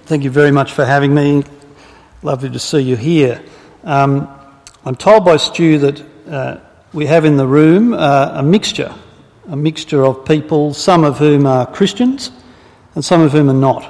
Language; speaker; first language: English; native; English